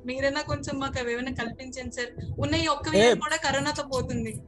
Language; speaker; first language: Telugu; native; Telugu